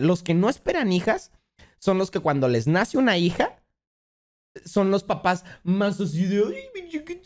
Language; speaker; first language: Spanish; native; Spanish